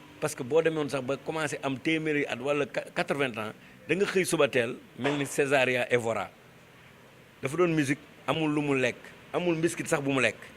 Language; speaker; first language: Wolof; non-native, local second language; Fula